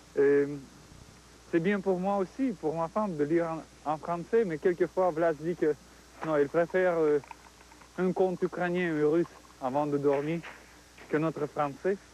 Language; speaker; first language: French; non-native, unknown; Russian